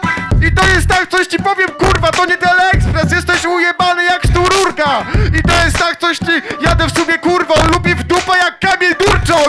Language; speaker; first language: Polish; native; Polish